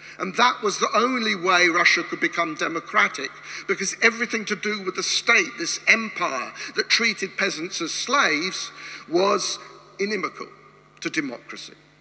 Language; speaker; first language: English; native; English